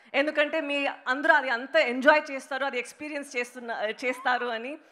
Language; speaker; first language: Telugu; non-native, local second language; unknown